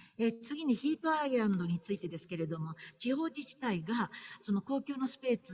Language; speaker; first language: Japanese; native; Japanese